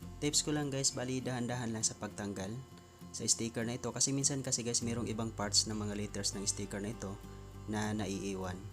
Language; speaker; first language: Filipino; non-native, local second language; Cebuano